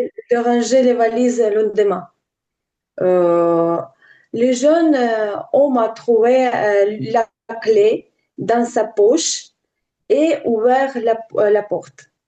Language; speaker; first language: French; non-native, learner; Ukrainian